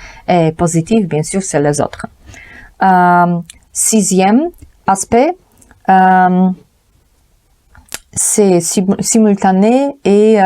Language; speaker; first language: French; non-native, fluent; Polish